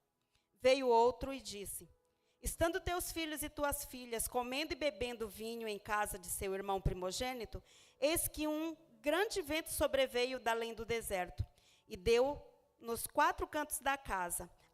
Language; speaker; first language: Portuguese; native; Portuguese